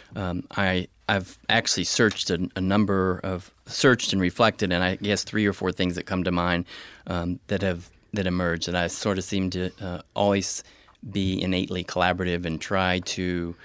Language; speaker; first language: English; native; English